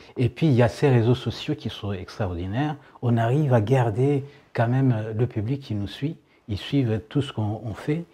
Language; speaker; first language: French; non-native, local second language; Kinyarwanda